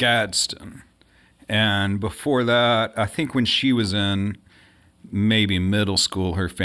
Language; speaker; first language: English; native; English